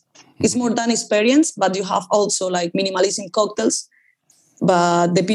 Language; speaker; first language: English; non-native, learner; Spanish